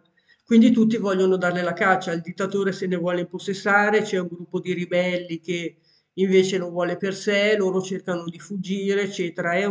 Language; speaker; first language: Italian; native; Italian